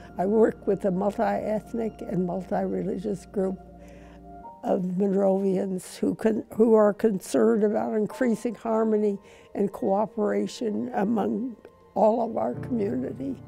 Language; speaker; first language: English; native; English